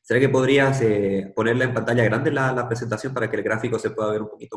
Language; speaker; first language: Spanish; native; Spanish